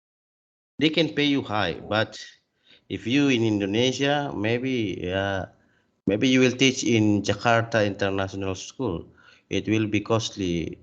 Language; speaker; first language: English; non-native, learner; Indonesian